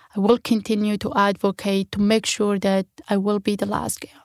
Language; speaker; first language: English; non-native, fluent; Kurdish